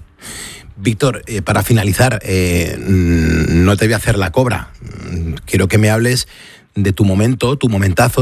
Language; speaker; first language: Spanish; native; Spanish